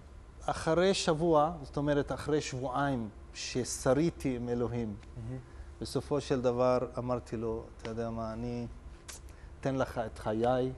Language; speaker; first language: Hebrew; non-native, local second language; Arabic